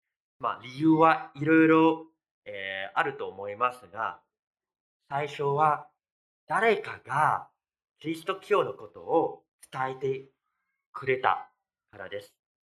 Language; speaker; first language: Japanese; non-native, fluent; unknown